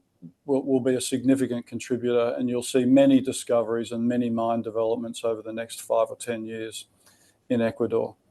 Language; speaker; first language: English; native; English